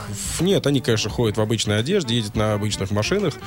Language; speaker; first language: Russian; native; Russian